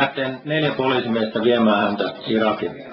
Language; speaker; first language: Finnish; native; Finnish